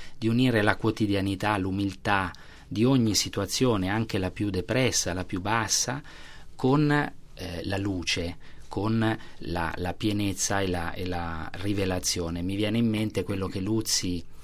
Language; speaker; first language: Italian; native; Italian